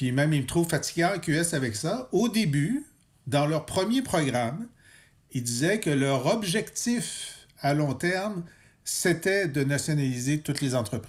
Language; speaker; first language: French; native; French